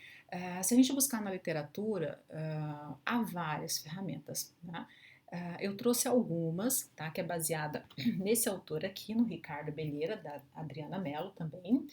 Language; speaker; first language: Portuguese; native; Portuguese